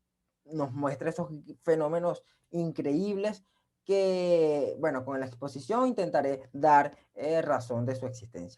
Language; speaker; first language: Spanish; native; Spanish